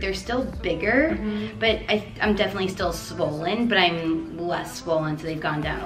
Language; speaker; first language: English; native; English